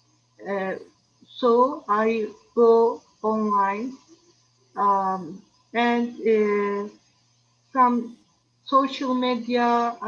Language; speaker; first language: English; non-native, learner; Turkish